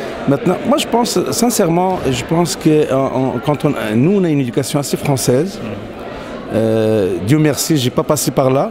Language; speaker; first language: French; non-native, local second language; Arabic